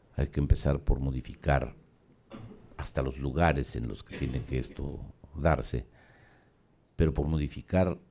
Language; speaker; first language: Spanish; native; Spanish